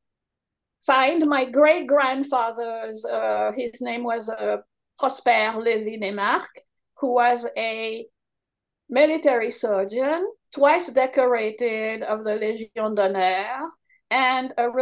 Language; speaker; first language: English; non-native, fluent; French